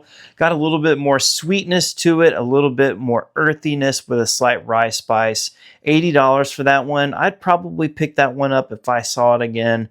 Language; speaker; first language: English; native; English